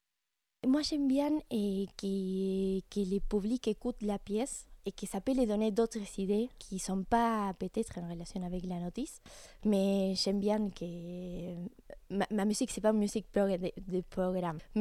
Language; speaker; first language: French; non-native, fluent; Spanish